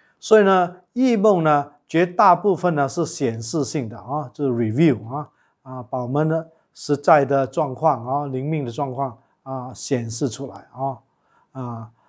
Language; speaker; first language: Chinese; native; Chinese